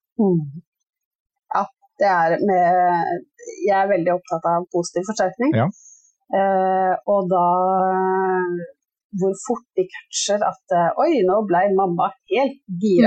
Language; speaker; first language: Norwegian; native; Norwegian